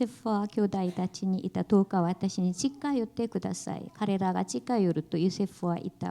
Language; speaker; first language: Japanese; non-native, learner; Korean